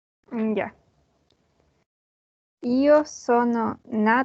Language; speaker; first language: Italian; non-native, learner; Spanish